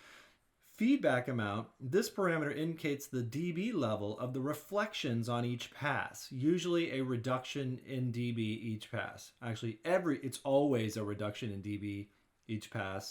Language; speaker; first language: English; native; English